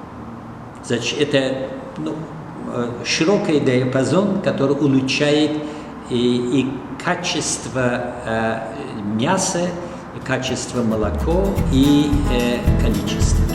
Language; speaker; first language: Russian; non-native, fluent; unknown